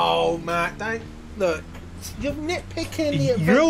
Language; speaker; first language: English; native; English